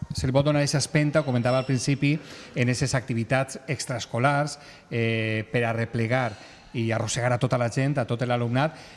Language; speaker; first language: Catalan; native; Catalan